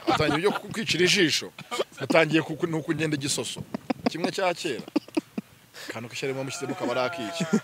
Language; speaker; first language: Kinyarwanda; native; Kinyarwanda